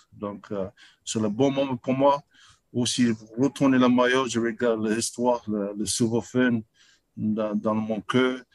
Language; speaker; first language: French; non-native, learner; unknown